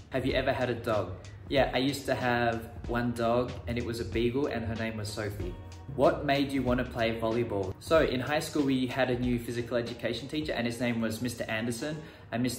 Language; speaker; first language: English; native; English